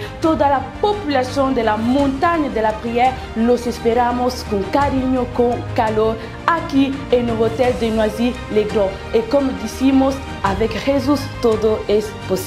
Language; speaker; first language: Spanish; non-native, learner; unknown